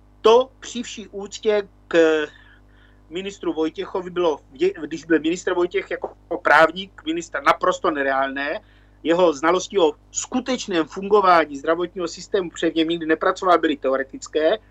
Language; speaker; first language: Czech; native; Czech